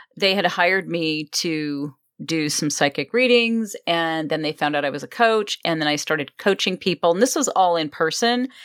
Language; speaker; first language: English; native; English